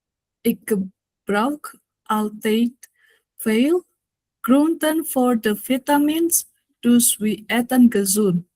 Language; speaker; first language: Dutch; non-native, learner; Indonesian